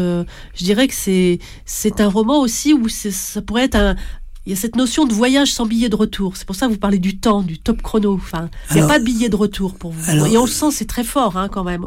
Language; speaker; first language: French; native; French